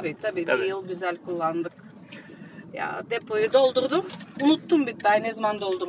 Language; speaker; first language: Turkish; early bilingual, heritage; Turkish